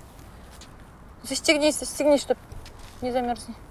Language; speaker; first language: Russian; native; Russian